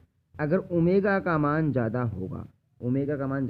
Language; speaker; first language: Hindi; native; Hindi